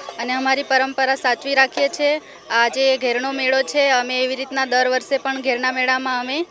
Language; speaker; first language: Gujarati; non-native, local second language; Rathawi